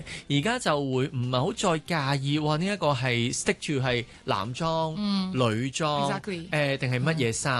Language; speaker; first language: Cantonese; native; Cantonese